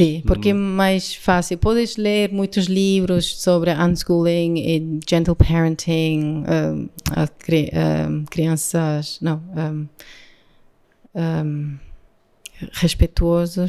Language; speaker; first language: Portuguese; non-native, learner; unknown